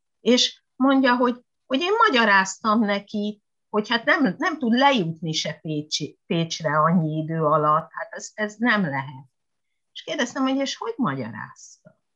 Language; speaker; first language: Hungarian; non-native, fluent; Japanese